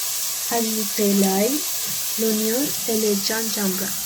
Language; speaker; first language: French; non-native, learner; Spanish